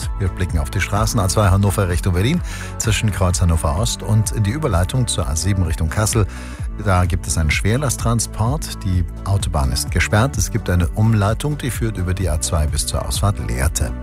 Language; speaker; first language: German; native; German